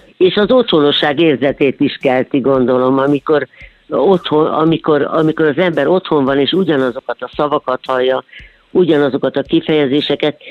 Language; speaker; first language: Hungarian; native; Hungarian